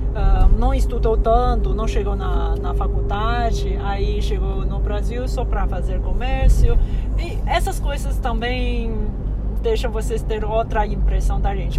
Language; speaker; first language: Portuguese; non-native, fluent; Chinese